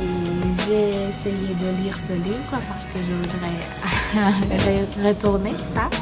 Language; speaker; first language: French; non-native, learner; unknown